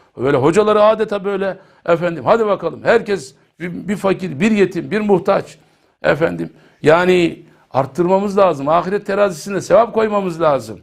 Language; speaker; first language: Turkish; native; Turkish